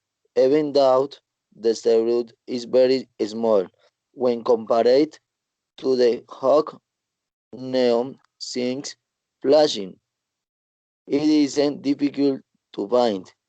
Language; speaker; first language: English; non-native, learner; Spanish